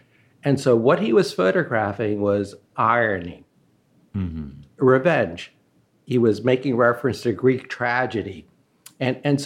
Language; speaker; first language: English; early bilingual, other home language; Chinese